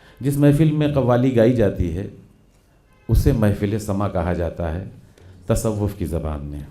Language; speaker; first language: Urdu; native; Urdu